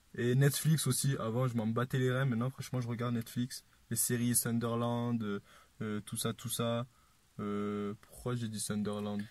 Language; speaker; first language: French; native; French